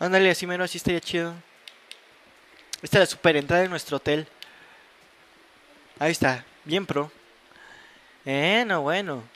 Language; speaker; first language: Spanish; native; Spanish